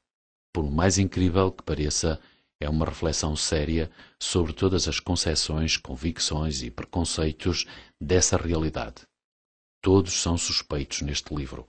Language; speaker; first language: Portuguese; native; Portuguese